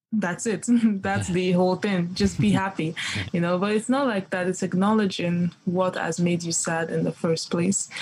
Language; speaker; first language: English; early bilingual, other home language; Yoruba